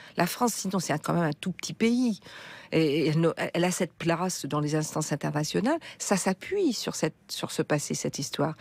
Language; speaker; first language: French; native; French